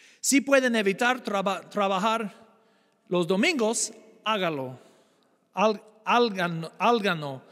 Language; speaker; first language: Spanish; non-native, fluent; English